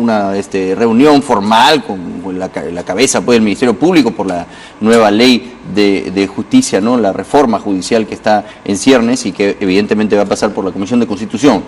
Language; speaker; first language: Spanish; native; Spanish